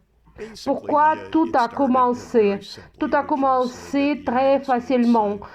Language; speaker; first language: French; non-native, fluent; Russian